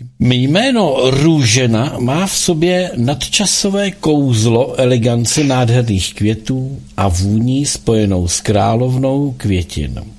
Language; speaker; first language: Czech; native; Czech